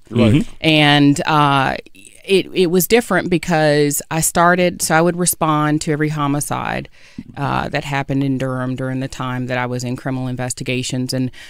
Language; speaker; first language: English; native; English